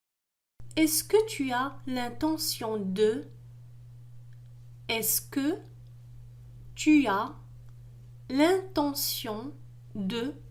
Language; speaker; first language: French; non-native, local second language; Arabic